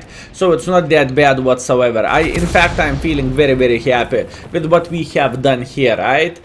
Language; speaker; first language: English; non-native, fluent; Lithuanian